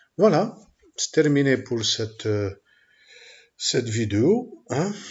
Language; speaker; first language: French; non-native, local second language; Arabic